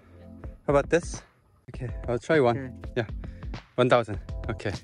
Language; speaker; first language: English; non-native, learner; Korean